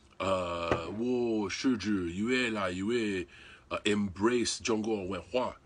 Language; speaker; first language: Chinese; non-native, learner; English